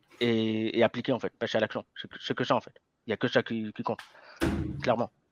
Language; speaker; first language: French; native; French